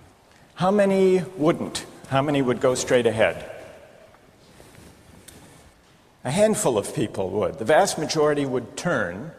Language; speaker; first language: English; native; English